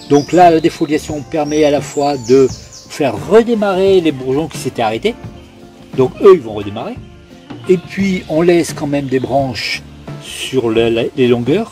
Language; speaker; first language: French; native; French